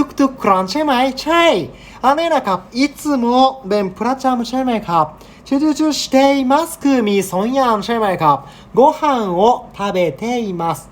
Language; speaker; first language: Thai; non-native, learner; Japanese